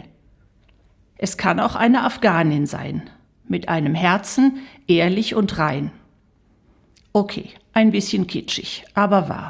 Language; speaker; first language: German; native; German